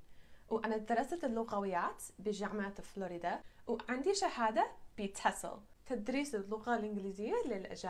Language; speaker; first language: Arabic; non-native, fluent; English